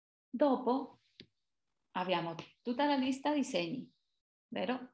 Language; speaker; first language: Italian; non-native, fluent; Spanish